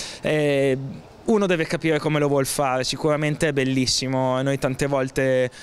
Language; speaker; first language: Italian; native; Italian